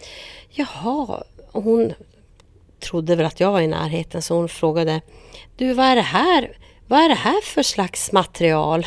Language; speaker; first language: Swedish; native; Swedish